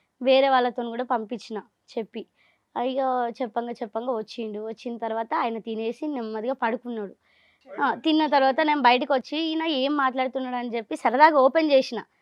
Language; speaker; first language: Telugu; native; Telugu